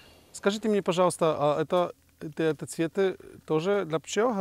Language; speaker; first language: Russian; non-native, learner; Polish